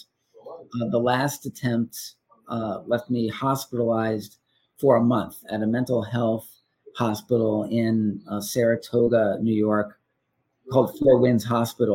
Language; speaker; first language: English; native; English